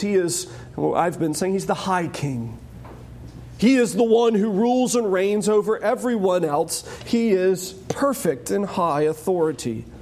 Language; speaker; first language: English; native; English